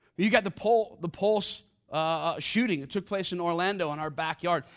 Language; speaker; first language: English; native; English